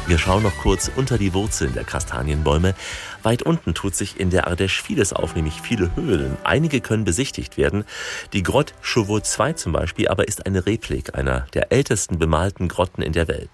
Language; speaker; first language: German; native; German